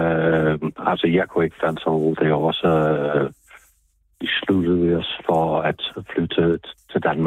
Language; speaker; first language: Danish; non-native, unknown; English